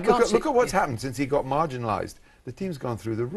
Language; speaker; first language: English; native; English